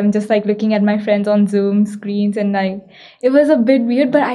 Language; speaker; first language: English; non-native, local second language; Hindi